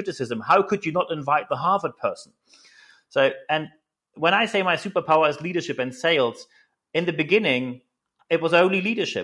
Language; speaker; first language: English; non-native, fluent; German